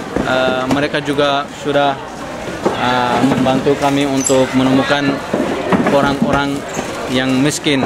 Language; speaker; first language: Indonesian; non-native, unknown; Turkish